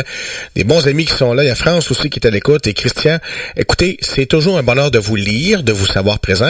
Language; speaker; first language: French; native; French